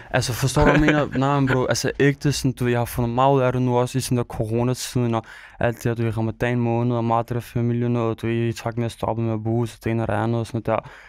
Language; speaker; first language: Danish; early bilingual, other home language; Albanian